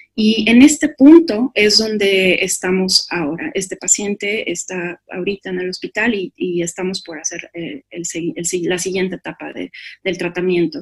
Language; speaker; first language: Spanish; native; Spanish